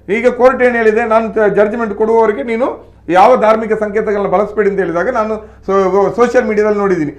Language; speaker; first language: Kannada; non-native, local second language; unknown